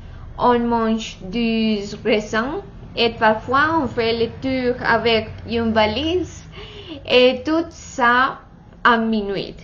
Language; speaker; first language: French; non-native, learner; Spanish